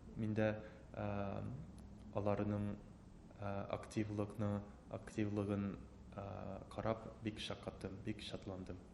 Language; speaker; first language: Tatar; non-native, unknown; Japanese